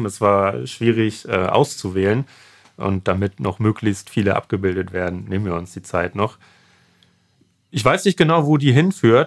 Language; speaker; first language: German; native; German